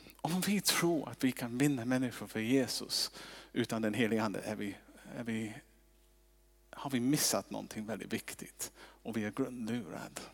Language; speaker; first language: Swedish; non-native, fluent; English